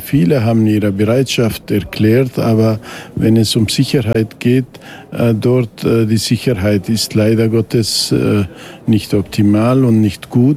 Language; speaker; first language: German; non-native, fluent; Kurdish